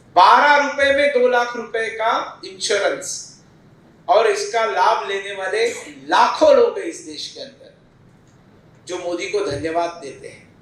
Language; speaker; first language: Hindi; non-native, local second language; Marathi